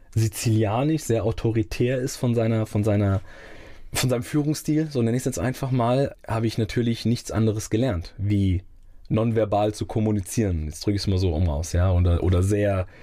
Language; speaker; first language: German; native; German